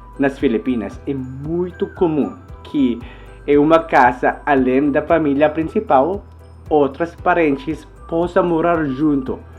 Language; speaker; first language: Portuguese; non-native, learner; Filipino